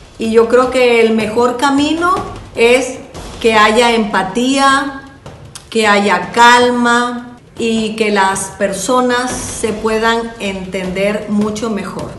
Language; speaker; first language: Spanish; native; Spanish